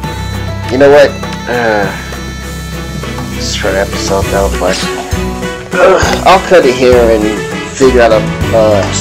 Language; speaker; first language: English; native; English